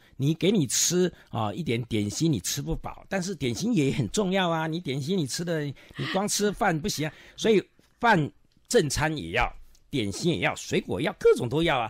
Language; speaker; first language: Chinese; native; Chinese